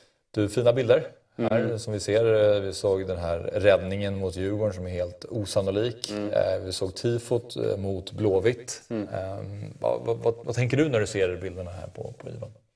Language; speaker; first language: Swedish; native; Swedish